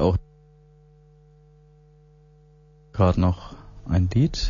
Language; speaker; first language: German; native; German